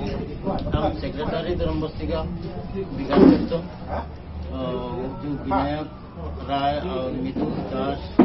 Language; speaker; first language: Hindi; non-native, local second language; Bangla